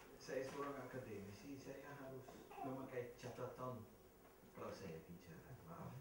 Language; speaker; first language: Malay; non-native, fluent; Dutch